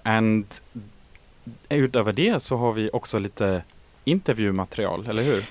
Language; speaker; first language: Swedish; native; Swedish